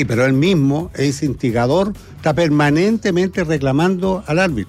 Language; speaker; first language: Spanish; native; Spanish